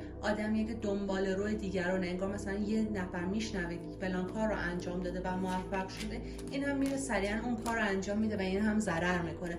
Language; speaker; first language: Persian; native; Persian